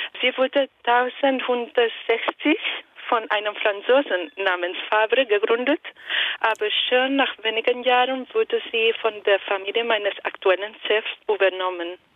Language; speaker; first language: German; non-native, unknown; Italian